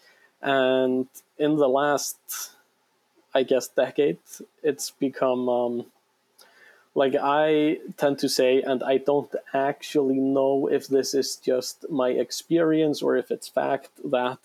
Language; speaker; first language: English; non-native, fluent; Icelandic